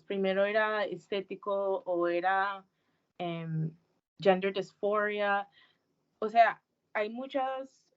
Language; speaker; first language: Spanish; early bilingual, heritage; Spanish